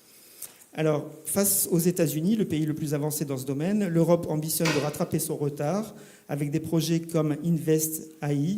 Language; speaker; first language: French; native; French